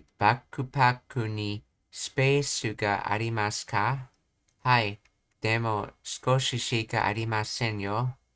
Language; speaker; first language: Japanese; non-native, learner; English